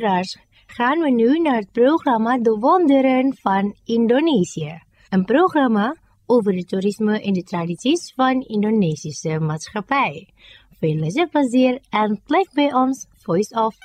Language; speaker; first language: Dutch; non-native, fluent; Indonesian